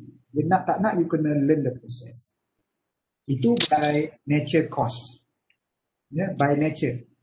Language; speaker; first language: English; non-native, local second language; Malay